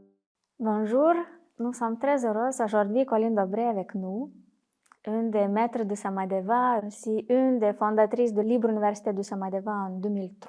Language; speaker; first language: French; non-native, fluent; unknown